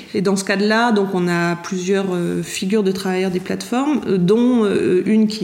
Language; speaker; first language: French; native; French